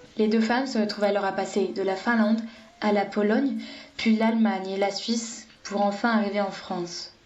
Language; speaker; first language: French; native; French